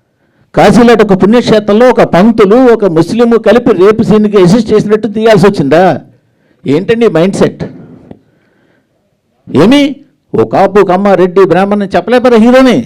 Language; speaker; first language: Telugu; native; Telugu